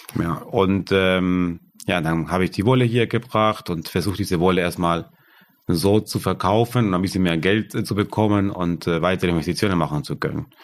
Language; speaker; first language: German; non-native, fluent; Spanish